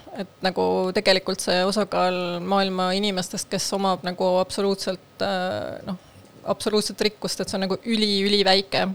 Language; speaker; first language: Estonian; native; Estonian